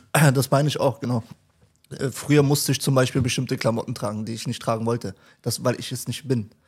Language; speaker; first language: German; early bilingual, other home language; Turkish